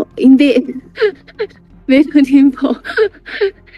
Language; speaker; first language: Filipino; non-native, learner; Chinese